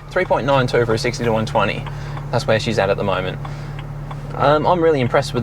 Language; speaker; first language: English; native; English